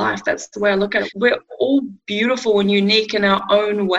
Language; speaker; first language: English; native; English